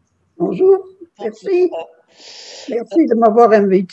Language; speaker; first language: French; non-native, fluent; German